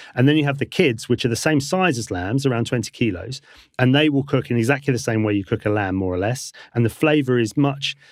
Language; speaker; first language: English; native; English